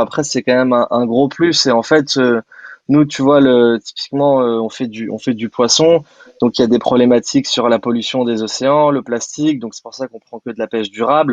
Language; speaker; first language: French; native; French